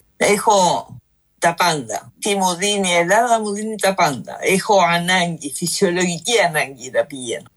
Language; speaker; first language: Greek; non-native, fluent; Spanish